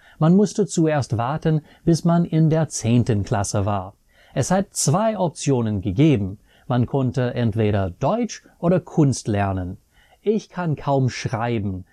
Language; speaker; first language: German; non-native, fluent; English